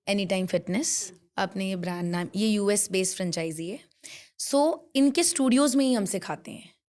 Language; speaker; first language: Hindi; non-native, local second language; Punjabi